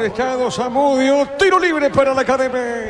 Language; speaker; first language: Spanish; native; Spanish